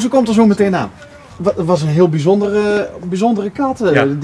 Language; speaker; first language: Dutch; native; Dutch